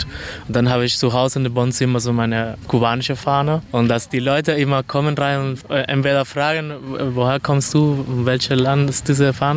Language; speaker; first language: German; non-native, fluent; Spanish